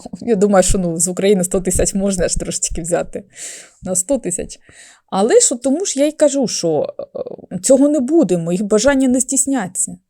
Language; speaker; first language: Ukrainian; native; Ukrainian